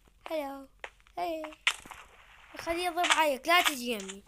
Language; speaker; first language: Arabic; early bilingual, heritage; Arabic